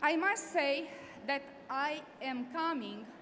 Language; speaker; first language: English; non-native, learner; Romanian